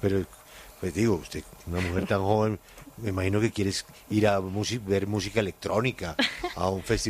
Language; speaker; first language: Spanish; native; Spanish